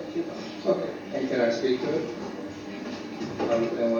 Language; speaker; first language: English; native; English